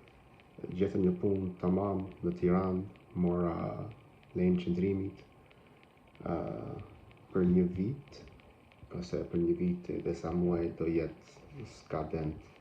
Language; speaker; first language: Albanian; non-native, learner; English